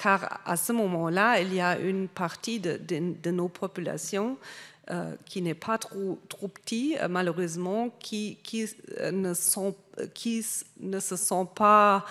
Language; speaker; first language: French; non-native, fluent; German